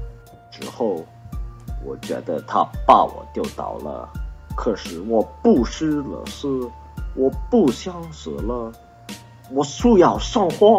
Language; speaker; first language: Chinese; non-native, learner; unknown